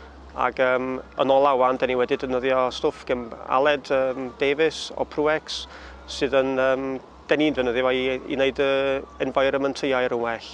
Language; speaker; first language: Welsh; native; Welsh